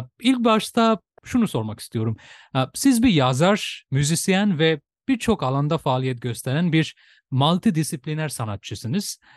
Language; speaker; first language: Turkish; non-native, fluent; Bangla